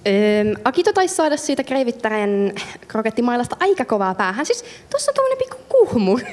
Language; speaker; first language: Finnish; native; Finnish